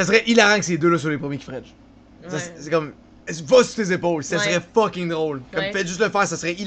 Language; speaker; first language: French; native; French